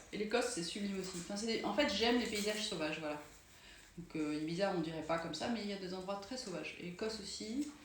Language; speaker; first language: French; native; French